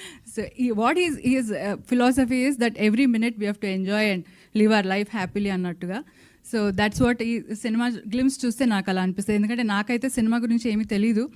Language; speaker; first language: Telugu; non-native, local second language; Kannada